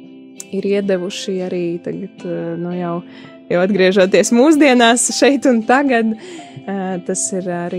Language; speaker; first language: Latvian; native; Latvian